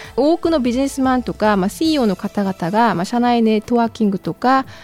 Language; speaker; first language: Japanese; non-native, fluent; Korean